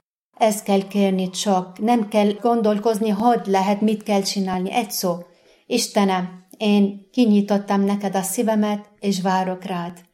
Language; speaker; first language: Hungarian; non-native, fluent; Arabic